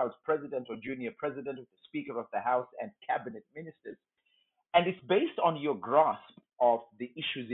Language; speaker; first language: English; non-native, local second language; Shona